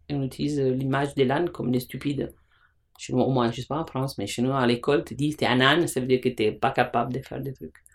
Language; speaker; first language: French; non-native, fluent; Italian